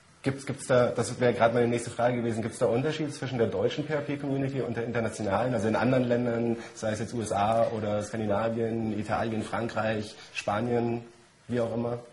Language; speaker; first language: German; native; German